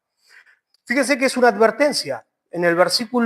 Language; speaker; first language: Spanish; native; Spanish